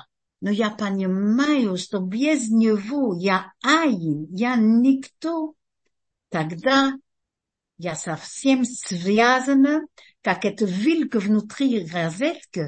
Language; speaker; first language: Russian; early bilingual, heritage; Russian